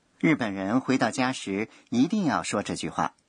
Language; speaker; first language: Chinese; non-native, fluent; Japanese